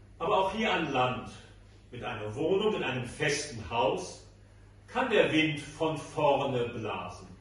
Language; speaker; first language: German; native; German